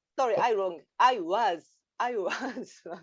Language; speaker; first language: English; non-native, learner; Japanese